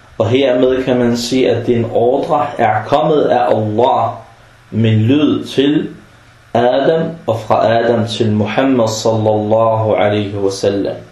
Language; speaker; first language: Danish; early bilingual, other home language; Arabic